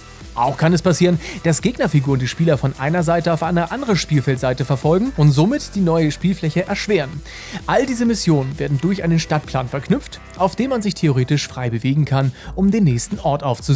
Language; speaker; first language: German; native; German